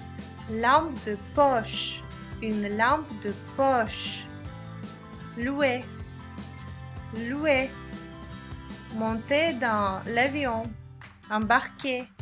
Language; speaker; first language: French; non-native, fluent; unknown